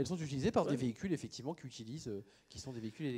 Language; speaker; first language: French; native; French